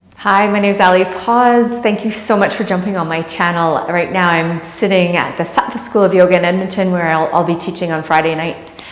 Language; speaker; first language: English; native; English